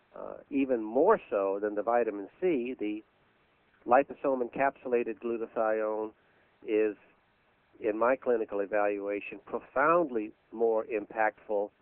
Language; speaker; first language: English; native; English